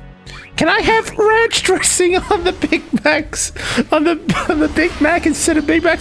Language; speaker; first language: English; native; English